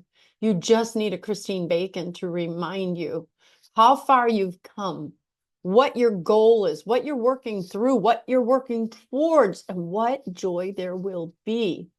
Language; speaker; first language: English; native; English